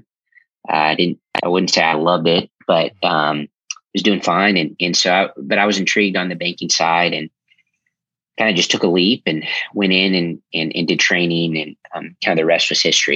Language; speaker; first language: English; native; English